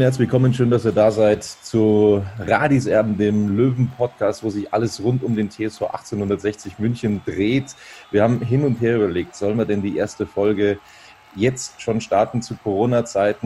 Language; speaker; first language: German; native; German